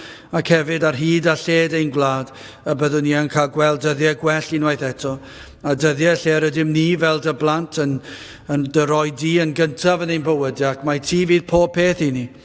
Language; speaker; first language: Welsh; native; Welsh